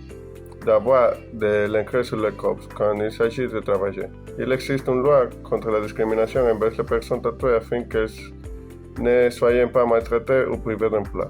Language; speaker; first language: French; non-native, learner; Spanish